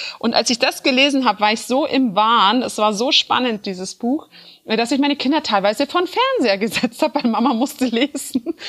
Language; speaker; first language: German; early bilingual, other home language; Turkish